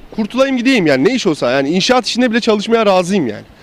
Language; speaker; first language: Turkish; native; Turkish